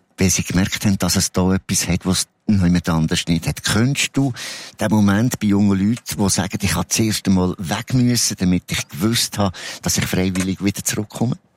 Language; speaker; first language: German; native; German